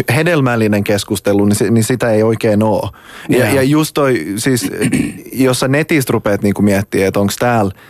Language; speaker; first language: Finnish; early bilingual, other home language; Persian